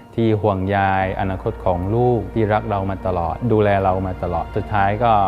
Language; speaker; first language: Thai; non-native, fluent; Malay